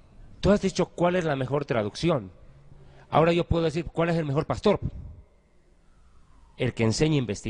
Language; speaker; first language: Spanish; native; Spanish